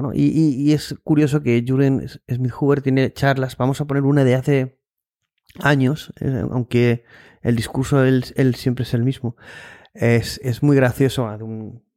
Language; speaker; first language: Spanish; native; Spanish